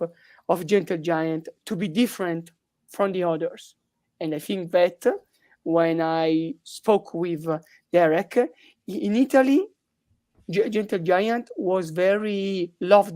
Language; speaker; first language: English; non-native, learner; Italian